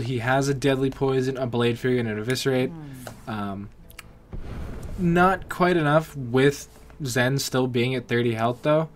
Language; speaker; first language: English; native; English